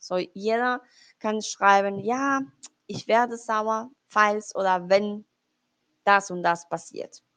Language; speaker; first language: German; non-native, learner; Spanish